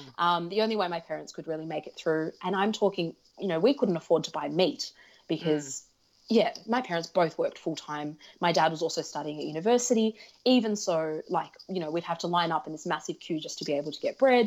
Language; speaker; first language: English; early bilingual, other home language; Russian